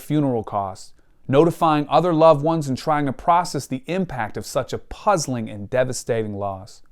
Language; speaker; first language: English; native; English